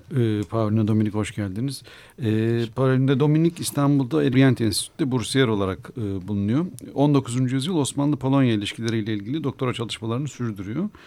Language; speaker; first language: Turkish; native; Turkish